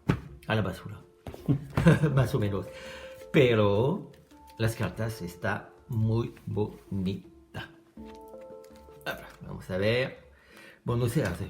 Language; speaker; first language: Spanish; non-native, learner; French